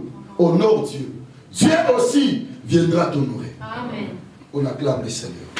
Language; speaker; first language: French; non-native, local second language; Lingala